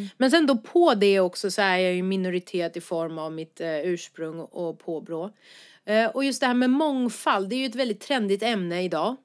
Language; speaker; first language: Swedish; early bilingual, other home language; Persian